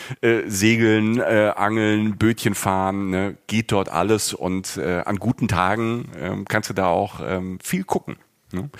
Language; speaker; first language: German; native; German